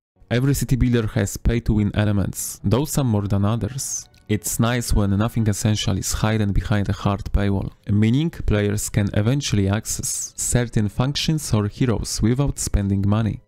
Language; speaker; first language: English; non-native, fluent; Polish